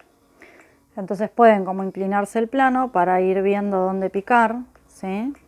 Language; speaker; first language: Spanish; native; Spanish